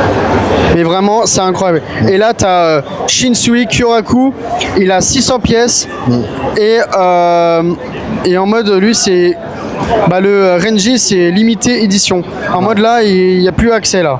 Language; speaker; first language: French; native; French